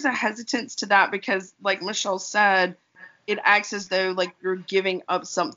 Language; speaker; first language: English; native; English